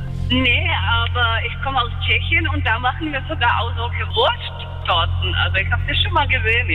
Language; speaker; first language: German; non-native, fluent; Czech